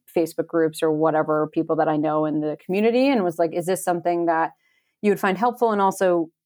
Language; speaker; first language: English; native; English